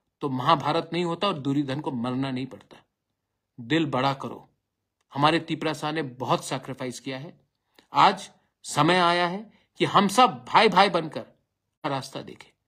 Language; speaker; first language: Hindi; non-native, local second language; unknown